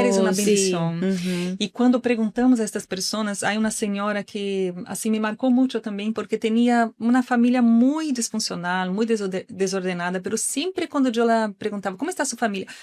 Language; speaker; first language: Spanish; non-native, learner; Portuguese